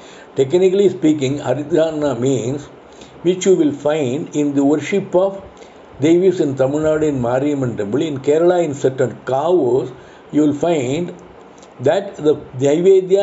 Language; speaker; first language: English; non-native, local second language; Tamil